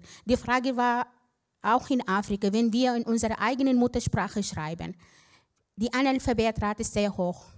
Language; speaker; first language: German; non-native, fluent; Arabic